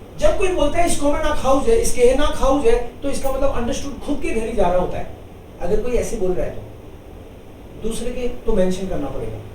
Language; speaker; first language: Hindi; native; Hindi